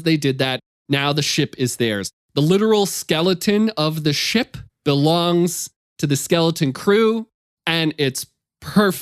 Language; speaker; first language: English; native; English